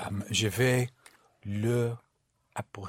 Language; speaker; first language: French; non-native, learner; English